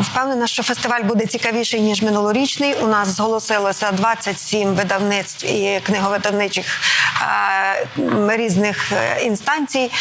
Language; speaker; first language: Ukrainian; native; Ukrainian